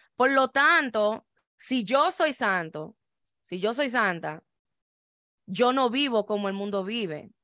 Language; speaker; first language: Spanish; native; Spanish